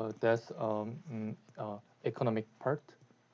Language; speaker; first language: English; non-native, learner; Korean